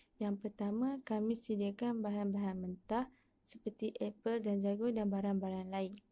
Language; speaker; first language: Malay; native; Malay